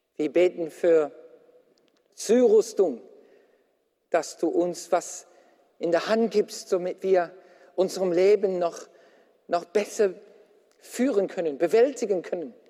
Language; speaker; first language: German; non-native, fluent; English